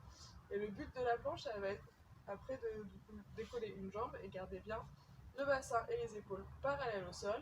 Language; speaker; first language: French; native; French